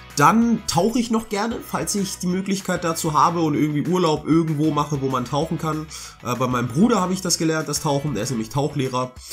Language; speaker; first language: German; early bilingual, heritage; German